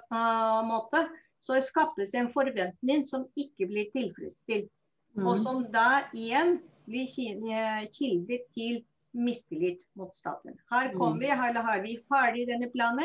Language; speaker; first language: Norwegian; non-native, fluent; Spanish